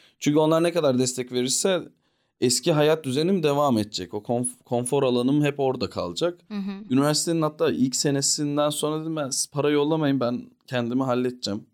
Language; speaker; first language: Turkish; early bilingual, heritage; Turkish